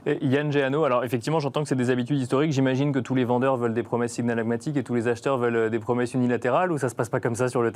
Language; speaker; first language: French; native; French